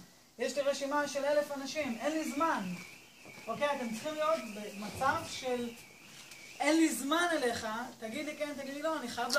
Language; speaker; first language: Hebrew; native; Hebrew